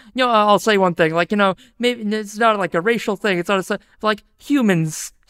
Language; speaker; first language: English; native; English